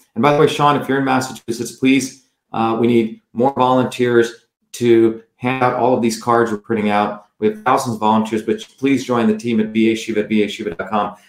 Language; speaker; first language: English; non-native, local second language; Tamil